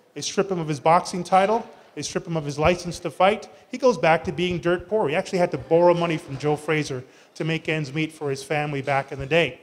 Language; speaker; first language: English; native; English